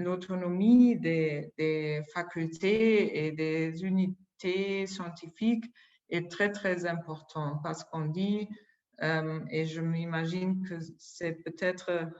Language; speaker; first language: French; non-native, fluent; German